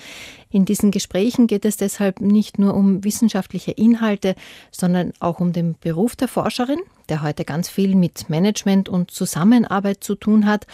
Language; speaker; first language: German; native; German